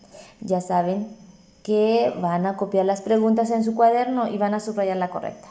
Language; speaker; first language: Spanish; native; Spanish